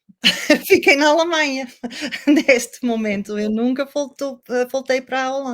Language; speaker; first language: Portuguese; non-native, learner; Dutch